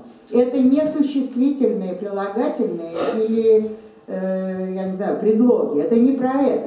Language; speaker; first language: Russian; native; Russian